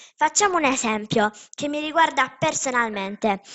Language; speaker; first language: Italian; native; Italian